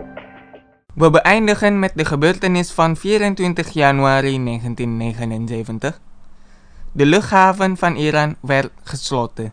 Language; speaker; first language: Dutch; non-native, fluent; Indonesian